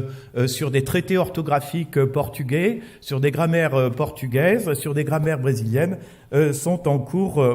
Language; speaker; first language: French; native; French